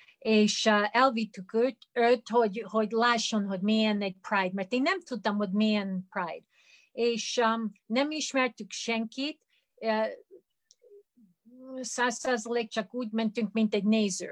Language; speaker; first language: Hungarian; early bilingual, heritage; Hungarian